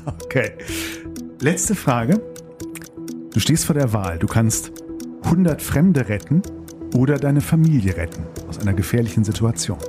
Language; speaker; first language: German; native; German